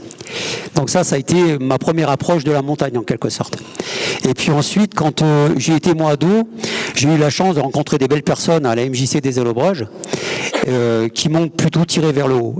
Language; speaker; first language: French; native; French